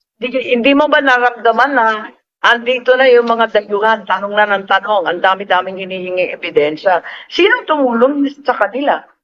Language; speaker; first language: Filipino; native; Filipino